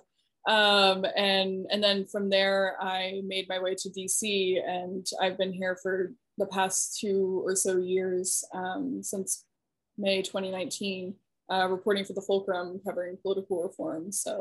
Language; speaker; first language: English; native; English